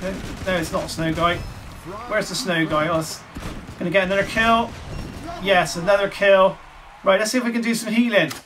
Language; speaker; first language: English; native; English